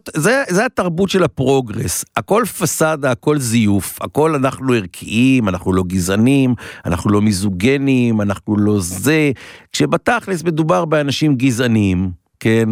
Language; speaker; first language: Hebrew; native; Hebrew